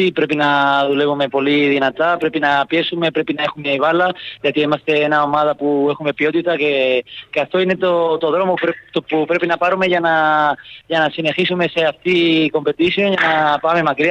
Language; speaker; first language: Greek; non-native, learner; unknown